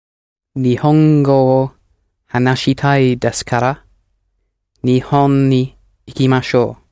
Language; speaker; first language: Japanese; non-native, learner; English